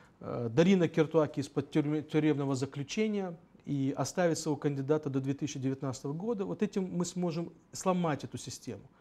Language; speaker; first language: Russian; native; Russian